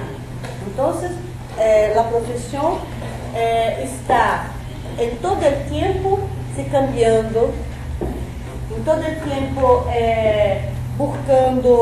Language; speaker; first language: Spanish; non-native, fluent; Portuguese